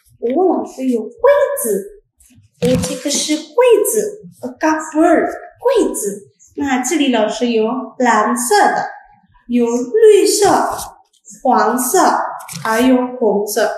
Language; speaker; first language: Chinese; non-native, fluent; Indonesian